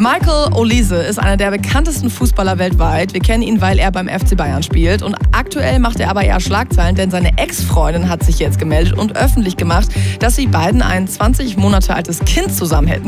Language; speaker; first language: German; native; German